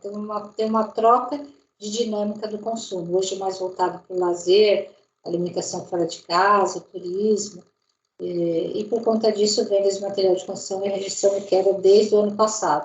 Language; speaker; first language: Portuguese; native; Portuguese